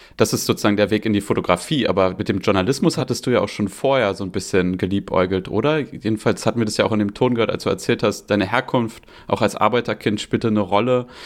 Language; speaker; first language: German; native; German